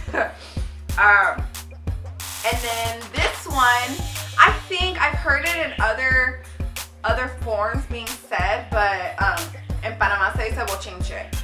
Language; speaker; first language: English; native; English